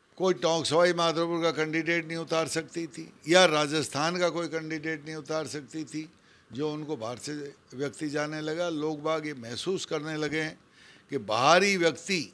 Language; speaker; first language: Hindi; native; Hindi